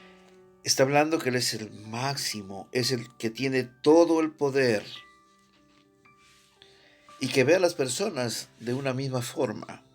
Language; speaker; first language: Spanish; native; Spanish